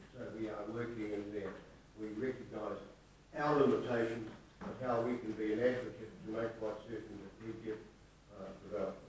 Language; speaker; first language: English; native; English